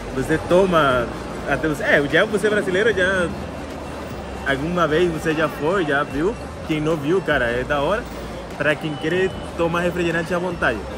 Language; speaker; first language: Portuguese; non-native, fluent; Spanish